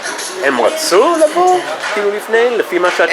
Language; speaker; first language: Hebrew; non-native, fluent; English